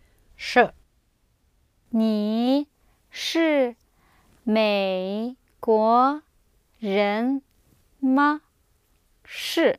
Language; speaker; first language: Chinese; non-native, learner; English